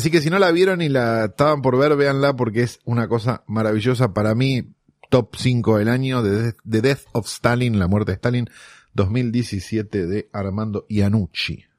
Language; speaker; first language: Spanish; native; Spanish